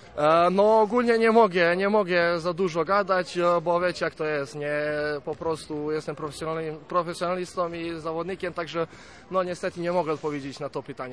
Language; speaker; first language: Polish; non-native, fluent; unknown